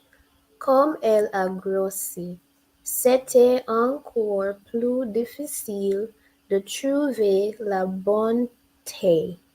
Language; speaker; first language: French; non-native, learner; English